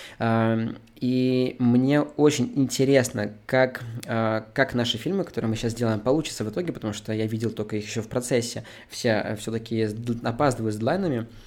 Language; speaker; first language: Russian; native; Russian